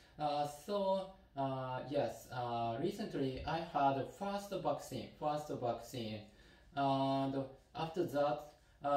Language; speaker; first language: English; non-native, learner; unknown